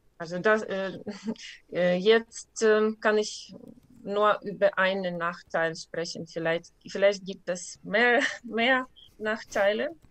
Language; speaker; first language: German; non-native, learner; Ukrainian